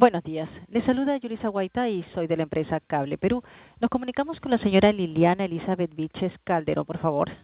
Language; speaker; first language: Spanish; native; Spanish